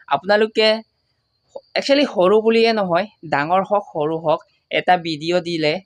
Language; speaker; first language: Assamese; non-native, local second language; Mising